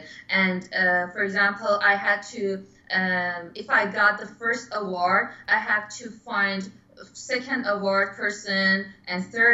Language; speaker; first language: English; non-native, learner; Persian